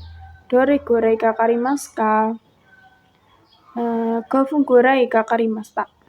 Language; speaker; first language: Japanese; non-native, learner; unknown